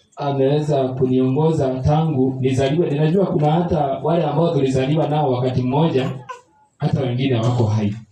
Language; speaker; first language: Swahili; native; Swahili